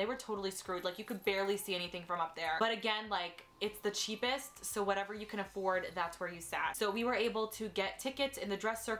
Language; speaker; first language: English; native; English